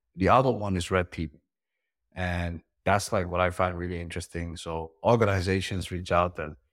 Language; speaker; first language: English; early bilingual, heritage; Dutch